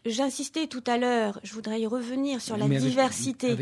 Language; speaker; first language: French; native; French